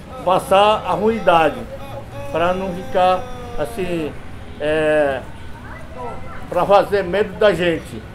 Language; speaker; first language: Portuguese; non-native, local second language; Yanomámi